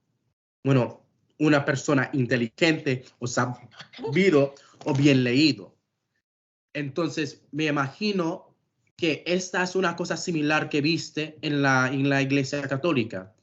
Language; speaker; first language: Spanish; non-native, fluent; English